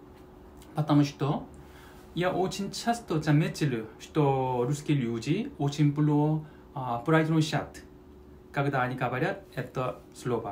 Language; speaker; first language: Russian; non-native, learner; Korean